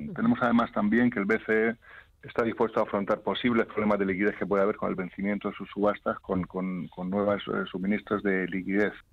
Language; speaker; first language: Spanish; non-native, fluent; Arabic